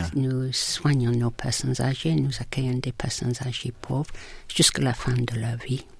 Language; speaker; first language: French; non-native, fluent; English